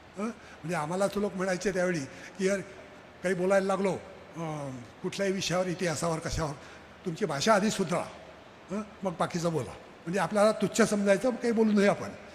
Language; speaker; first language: Marathi; native; Marathi